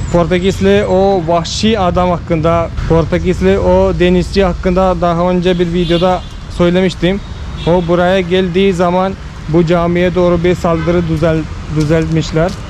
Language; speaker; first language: Turkish; non-native, fluent; Malayalam